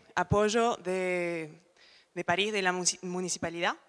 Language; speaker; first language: Spanish; native; Spanish